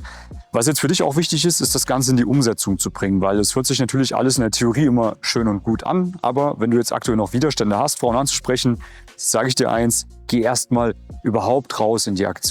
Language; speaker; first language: German; native; German